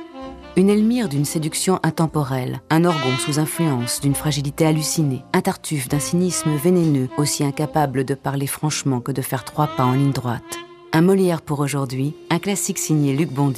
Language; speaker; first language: French; native; French